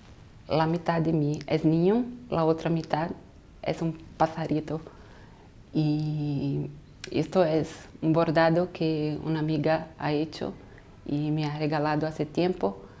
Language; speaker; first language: Spanish; non-native, fluent; Portuguese